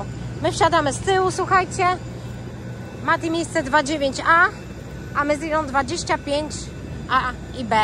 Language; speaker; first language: Polish; native; Polish